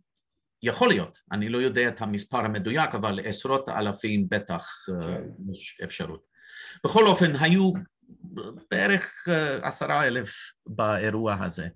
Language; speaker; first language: Hebrew; non-native, fluent; English